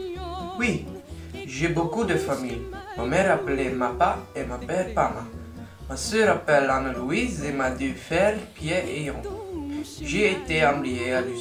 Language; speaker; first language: French; non-native, learner; English